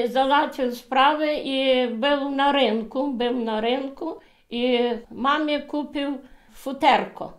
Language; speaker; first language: Polish; early bilingual, heritage; Polish